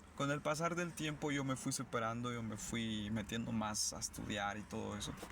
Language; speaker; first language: Spanish; non-native, local second language; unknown